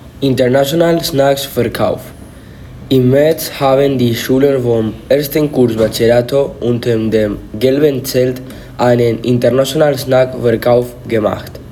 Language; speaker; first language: German; non-native, learner; Spanish